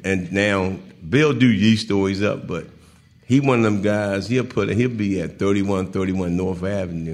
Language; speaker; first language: English; native; English